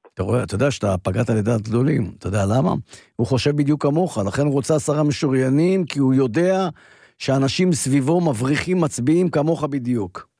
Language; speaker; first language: Hebrew; native; Hebrew